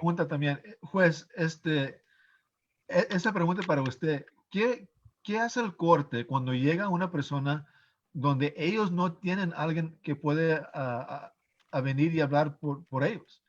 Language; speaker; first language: Spanish; non-native, fluent; English